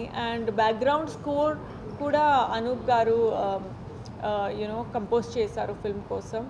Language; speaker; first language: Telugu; non-native, learner; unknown